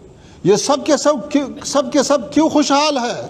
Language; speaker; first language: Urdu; non-native, fluent; Pashto